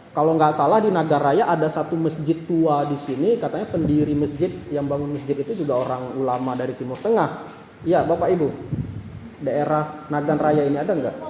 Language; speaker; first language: Indonesian; non-native, local second language; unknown